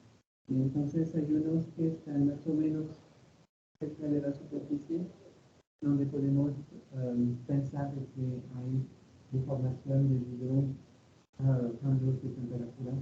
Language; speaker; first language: Spanish; non-native, fluent; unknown